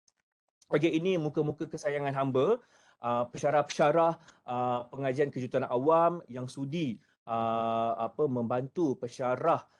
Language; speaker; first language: Malay; native; Malay